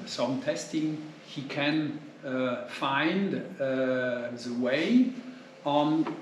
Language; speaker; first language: English; non-native, learner; French